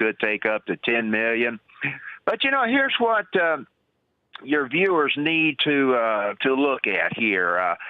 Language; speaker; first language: English; native; English